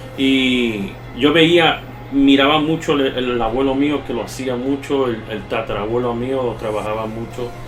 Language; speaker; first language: Spanish; early bilingual, heritage; Spanish